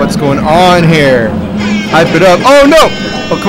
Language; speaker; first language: English; native; English